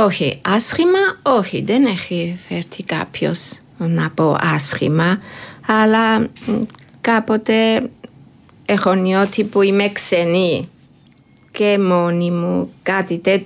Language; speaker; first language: Greek; non-native, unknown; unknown